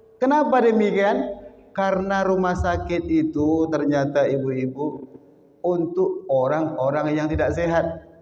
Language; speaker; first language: Malay; non-native, local second language; Minangkabau